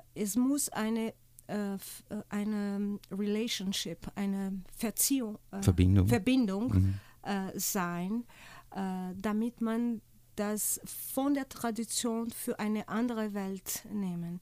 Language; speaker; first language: German; non-native, fluent; Portuguese